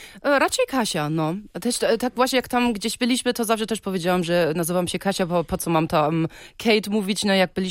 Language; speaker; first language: Polish; early bilingual, heritage; Polish